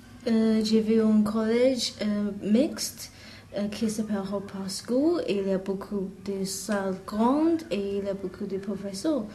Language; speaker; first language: French; non-native, learner; English